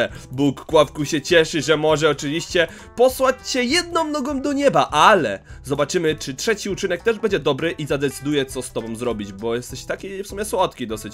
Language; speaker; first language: Polish; native; Polish